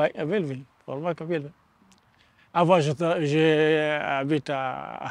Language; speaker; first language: French; non-native, learner; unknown